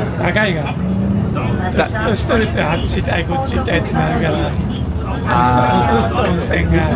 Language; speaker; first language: Japanese; native; Japanese